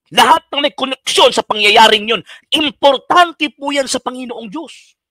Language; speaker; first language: Filipino; non-native, local second language; Cebuano